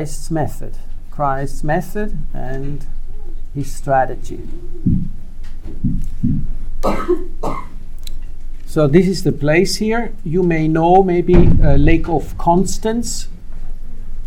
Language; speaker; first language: English; non-native, fluent; Swiss German